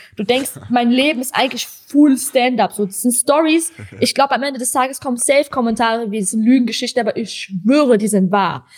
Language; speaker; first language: German; early bilingual, other home language; Persian